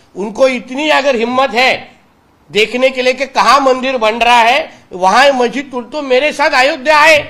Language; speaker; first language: Hindi; non-native, local second language; Marathi